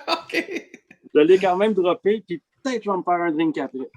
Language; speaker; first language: French; native; French